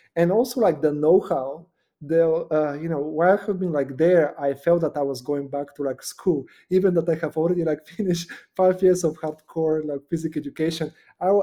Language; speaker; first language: English; non-native, fluent; Bulgarian